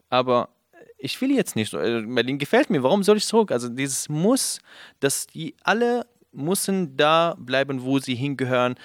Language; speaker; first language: German; non-native, fluent; Kurdish